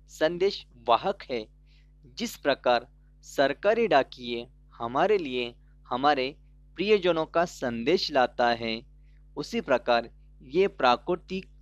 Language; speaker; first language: Hindi; non-native, local second language; Kannada